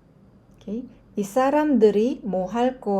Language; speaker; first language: Korean; non-native, fluent; Indonesian